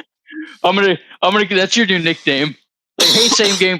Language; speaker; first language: English; native; English